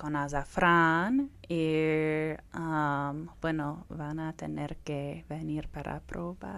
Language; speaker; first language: Spanish; early bilingual, heritage; Spanish